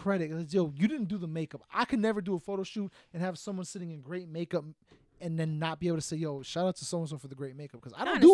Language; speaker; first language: English; native; English